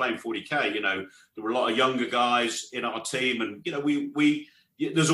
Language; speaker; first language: English; native; English